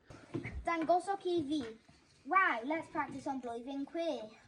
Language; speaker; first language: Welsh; non-native, local second language; English